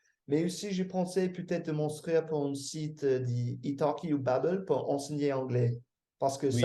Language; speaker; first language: French; non-native, fluent; English